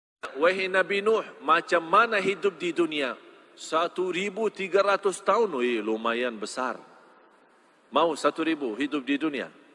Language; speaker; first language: Indonesian; non-native, fluent; Arabic